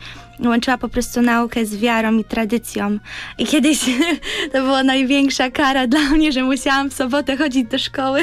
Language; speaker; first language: Polish; early bilingual, heritage; Polish